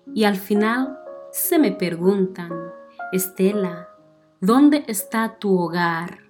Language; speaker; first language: Spanish; non-native, fluent; Portuguese